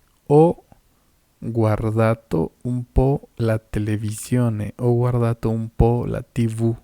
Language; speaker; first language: Italian; non-native, fluent; Spanish